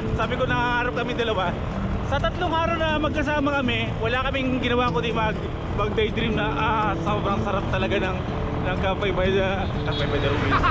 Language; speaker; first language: Filipino; non-native, local second language; Aklanon